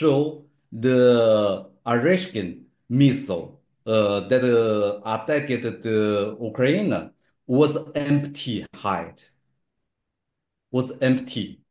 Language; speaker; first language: English; non-native, learner; Chinese